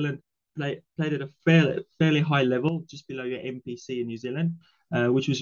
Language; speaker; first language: English; non-native, local second language; Afrikaans